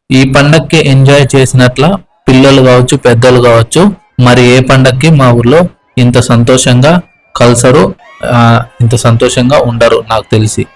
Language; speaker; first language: Telugu; native; Telugu